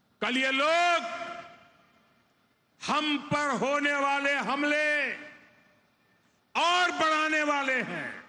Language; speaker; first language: Hindi; native; Hindi